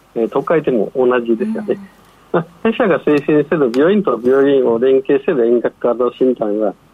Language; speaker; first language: Japanese; non-native, fluent; Chinese